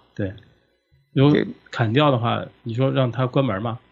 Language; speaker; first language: Chinese; native; Chinese